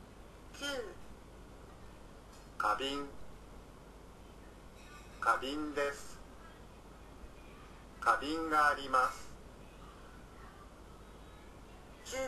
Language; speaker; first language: Japanese; non-native, learner; Indonesian